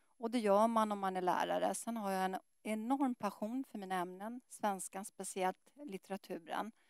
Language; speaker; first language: Swedish; native; Swedish